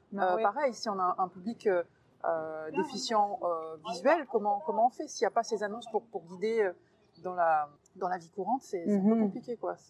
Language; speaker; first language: French; native; French